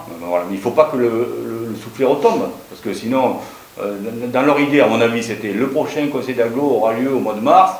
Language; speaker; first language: French; native; French